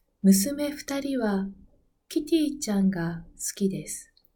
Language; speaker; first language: Japanese; non-native, learner; Spanish